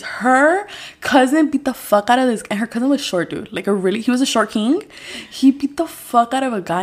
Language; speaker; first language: English; early bilingual, other home language; Spanish